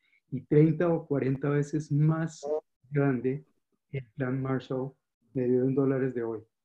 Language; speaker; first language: Spanish; native; Spanish